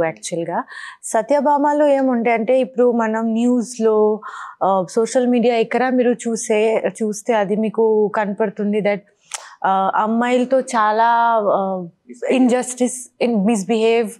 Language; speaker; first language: Telugu; non-native, learner; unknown